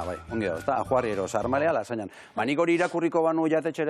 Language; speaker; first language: Basque; native; Basque